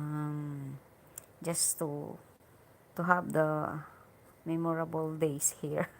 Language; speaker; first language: English; non-native, learner; Hiligaynon